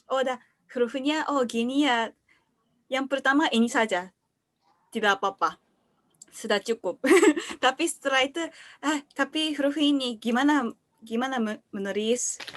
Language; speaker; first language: Indonesian; non-native, learner; Japanese